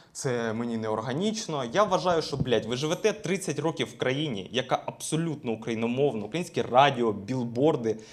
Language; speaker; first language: Ukrainian; non-native, local second language; Russian